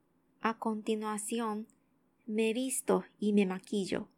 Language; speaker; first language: Spanish; non-native, learner; Japanese